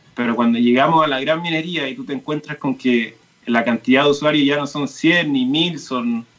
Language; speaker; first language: Spanish; native; Spanish